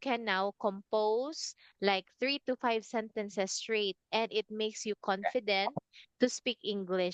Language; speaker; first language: English; non-native, fluent; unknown